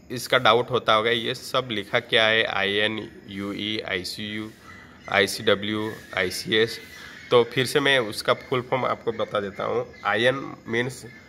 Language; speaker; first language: Hindi; non-native, local second language; Gujarati